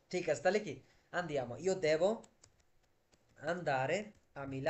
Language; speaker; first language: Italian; non-native, fluent; Bangla